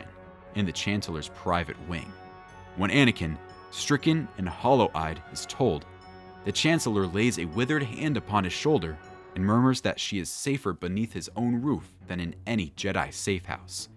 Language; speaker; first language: English; native; English